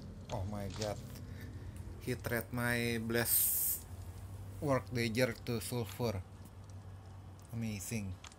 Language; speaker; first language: English; non-native, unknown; Indonesian